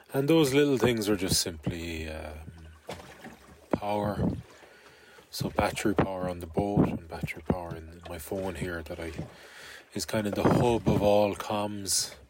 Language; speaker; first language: English; native; English